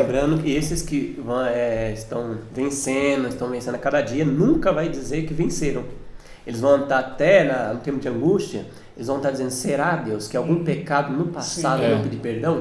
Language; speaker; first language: Portuguese; native; Portuguese